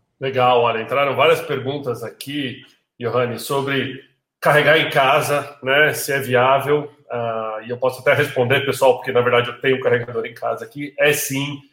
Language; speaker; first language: Portuguese; native; Portuguese